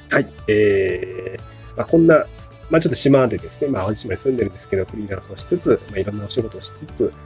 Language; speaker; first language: Japanese; native; Japanese